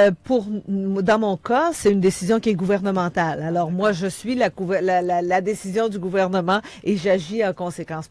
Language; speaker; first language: French; native; French